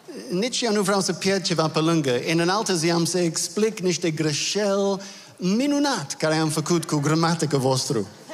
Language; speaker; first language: Romanian; non-native, learner; English